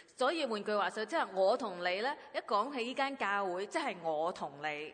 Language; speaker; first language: Chinese; non-native, local second language; Cantonese